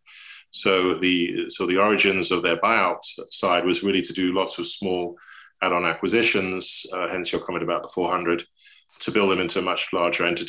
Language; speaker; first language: English; native; English